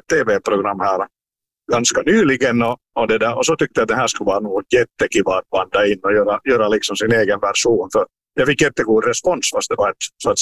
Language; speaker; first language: Swedish; native; Swedish